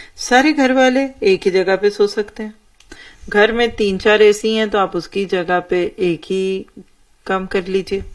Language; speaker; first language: Urdu; native; Urdu